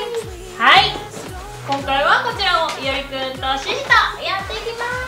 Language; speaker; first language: Japanese; native; Japanese